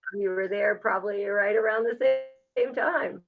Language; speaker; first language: English; native; English